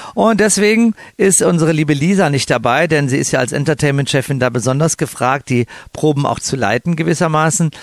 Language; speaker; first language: German; native; German